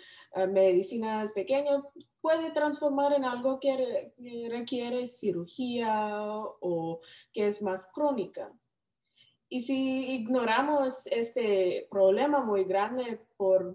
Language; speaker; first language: Spanish; non-native, learner; English